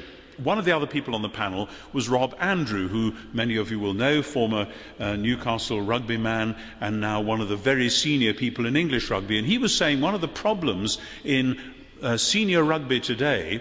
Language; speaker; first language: English; native; English